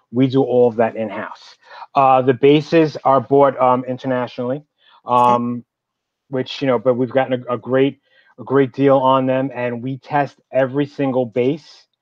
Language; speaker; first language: English; native; English